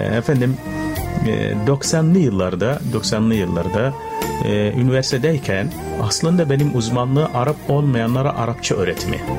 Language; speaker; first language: Turkish; non-native, fluent; Arabic